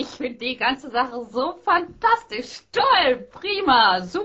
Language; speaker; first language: German; non-native, fluent; Finnish